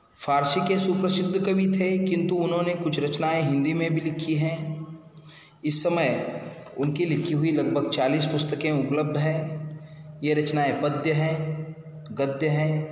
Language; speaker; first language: Hindi; non-native, local second language; Marathi